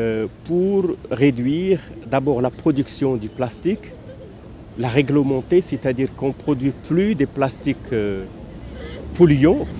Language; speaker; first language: French; non-native, local second language; Arabic